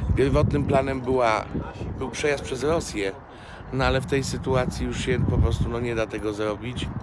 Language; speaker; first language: Polish; native; Polish